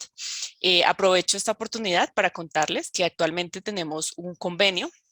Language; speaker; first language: Spanish; native; Spanish